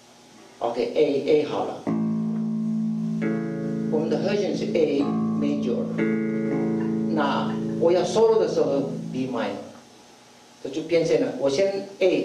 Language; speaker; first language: Chinese; non-native, fluent; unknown